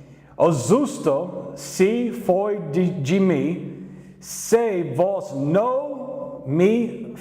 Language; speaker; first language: Portuguese; non-native, learner; English